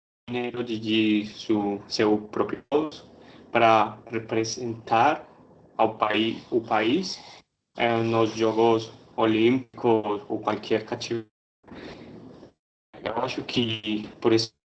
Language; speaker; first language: Portuguese; non-native, learner; Spanish